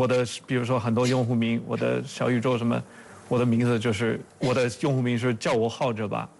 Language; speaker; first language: Chinese; non-native, fluent; English